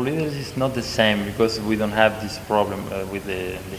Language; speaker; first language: English; non-native, learner; Spanish